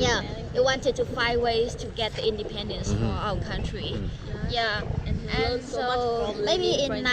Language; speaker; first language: English; non-native, learner; Vietnamese